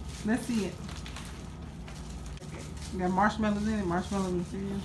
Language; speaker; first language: English; native; English